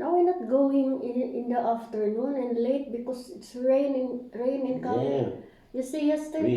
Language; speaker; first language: English; non-native, learner; Filipino